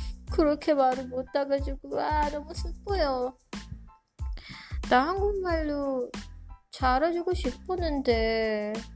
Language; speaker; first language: Korean; non-native, learner; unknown